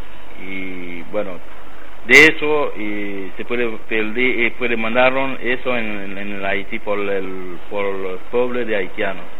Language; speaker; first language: Spanish; non-native, learner; Haitian Creole